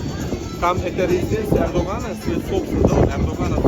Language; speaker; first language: Russian; non-native, learner; Turkish